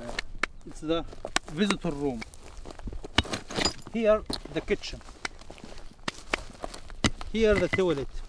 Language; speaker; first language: English; non-native, learner; Arabic